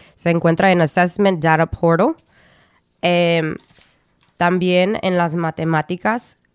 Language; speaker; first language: Spanish; early bilingual, heritage; Spanish